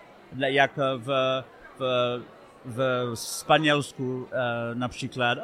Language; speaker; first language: Czech; non-native, fluent; English